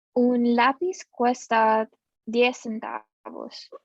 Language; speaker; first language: Spanish; non-native, learner; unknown